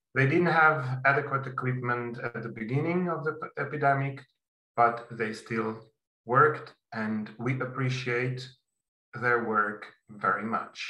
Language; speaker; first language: English; non-native, fluent; Slovenian